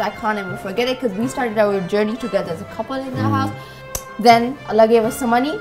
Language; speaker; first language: English; native; English